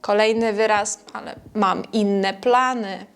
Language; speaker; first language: Polish; non-native, fluent; Ukrainian